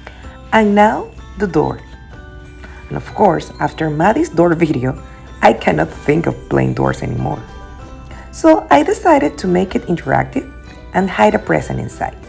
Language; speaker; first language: English; non-native, fluent; Spanish